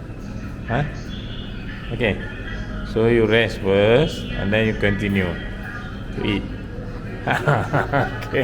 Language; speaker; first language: English; non-native, local second language; Malay